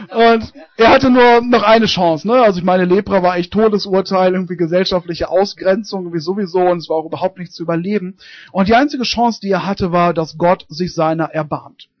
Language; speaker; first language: German; native; German